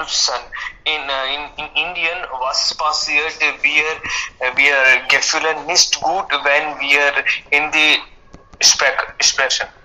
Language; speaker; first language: German; non-native, learner; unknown